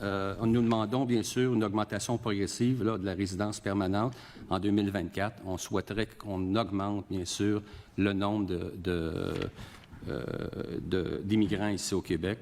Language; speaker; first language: French; native; French